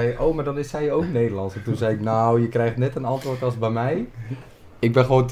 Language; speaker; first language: Dutch; early bilingual, other home language; Bosnian